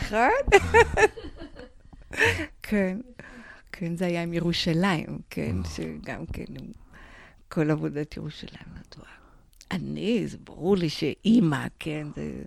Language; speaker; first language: Hebrew; non-native, fluent; English